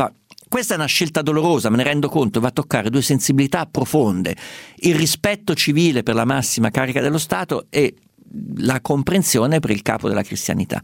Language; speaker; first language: Italian; native; Italian